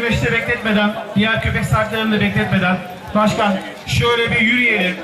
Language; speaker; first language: Turkish; native; Turkish